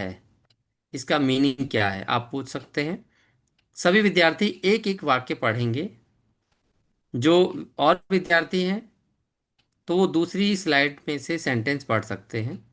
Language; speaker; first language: Hindi; native; Hindi